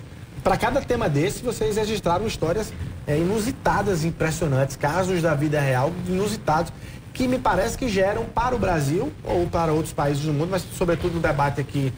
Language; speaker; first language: Portuguese; native; Portuguese